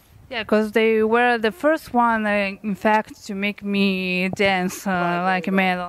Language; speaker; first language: English; non-native, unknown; Italian